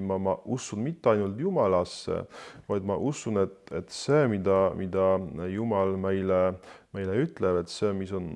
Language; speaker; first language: Estonian; non-native, fluent; Polish